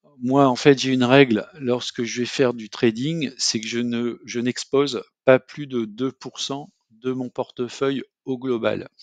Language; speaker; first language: French; native; French